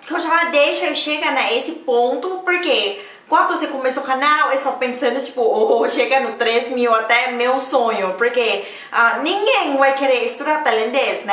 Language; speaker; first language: Portuguese; non-native, learner; Thai